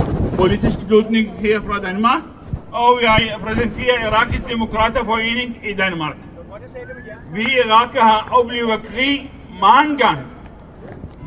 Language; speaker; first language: Danish; non-native, learner; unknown